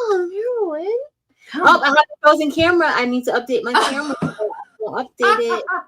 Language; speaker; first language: English; native; English